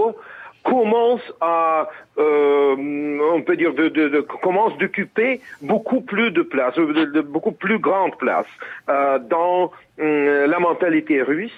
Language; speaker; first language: French; non-native, fluent; Russian